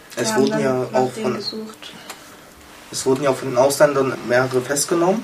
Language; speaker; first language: German; early bilingual, other home language; Kurdish